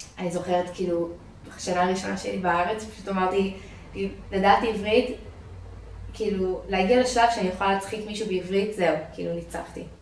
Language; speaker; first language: Hebrew; non-native, fluent; English